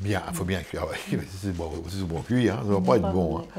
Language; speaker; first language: French; native; French